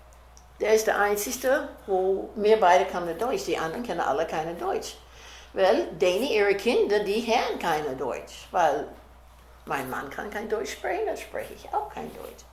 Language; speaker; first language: German; early bilingual, heritage; German